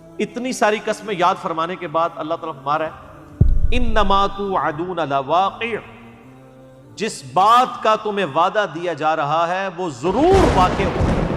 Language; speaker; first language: Urdu; non-native, local second language; Punjabi